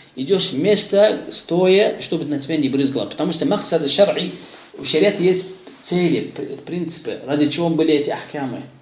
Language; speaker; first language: Russian; non-native, local second language; Azerbaijani